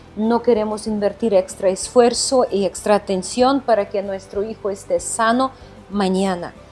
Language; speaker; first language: Spanish; non-native, fluent; Ukrainian